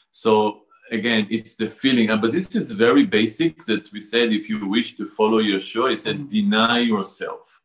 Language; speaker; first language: English; non-native, fluent; Hebrew